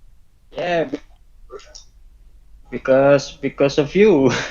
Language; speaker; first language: English; non-native, learner; Indonesian